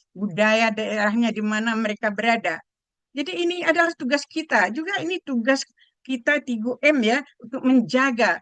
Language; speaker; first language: Indonesian; non-native, local second language; Minangkabau